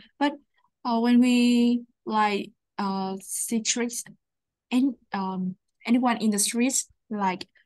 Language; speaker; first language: English; non-native, learner; Vietnamese